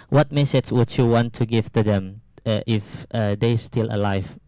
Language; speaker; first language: English; non-native, learner; Indonesian